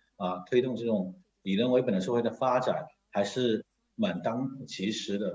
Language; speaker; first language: Chinese; native; Chinese